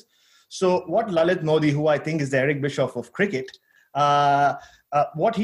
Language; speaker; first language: English; non-native, local second language; Tamil